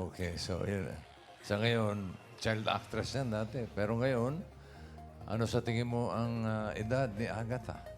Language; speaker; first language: Filipino; native; Filipino